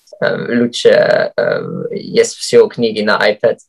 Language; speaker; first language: Russian; non-native, fluent; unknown